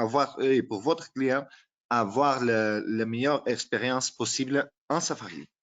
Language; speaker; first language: French; non-native, learner; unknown